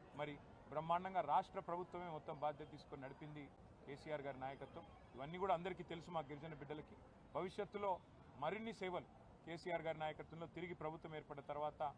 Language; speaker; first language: Telugu; non-native, local second language; Lambadi